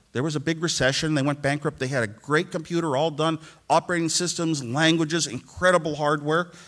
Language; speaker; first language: English; native; English